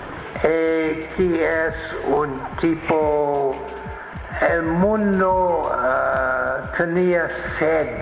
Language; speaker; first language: Spanish; non-native, fluent; English